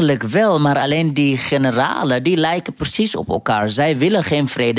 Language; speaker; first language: Dutch; non-native, fluent; Arabic